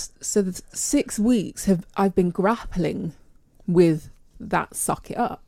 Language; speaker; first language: English; native; English